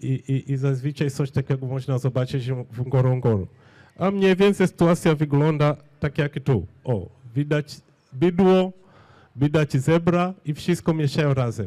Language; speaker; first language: Polish; non-native, fluent; Swahili